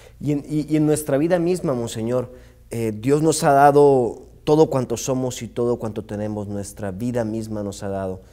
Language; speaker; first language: Spanish; native; Spanish